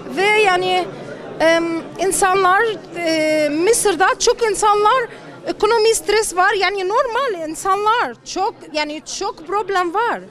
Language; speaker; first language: Turkish; non-native, learner; Arabic